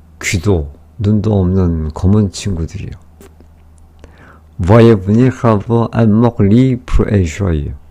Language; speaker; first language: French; non-native, fluent; Korean